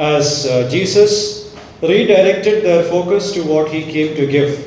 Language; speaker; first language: English; non-native, local second language; Malayalam